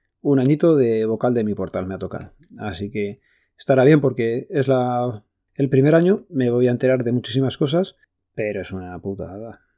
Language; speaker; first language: Spanish; native; Spanish